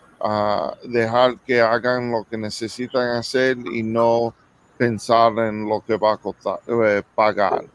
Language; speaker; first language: Spanish; early bilingual, heritage; English